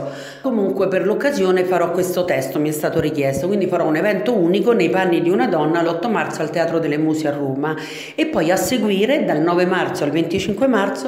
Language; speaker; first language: Italian; native; Italian